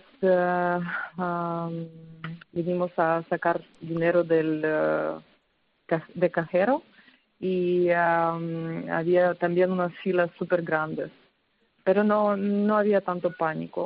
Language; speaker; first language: Spanish; non-native, fluent; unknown